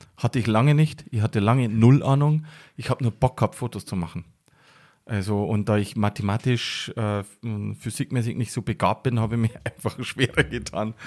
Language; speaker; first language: German; native; German